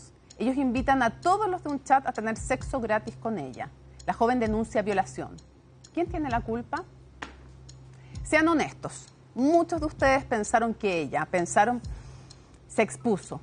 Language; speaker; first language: Spanish; native; Spanish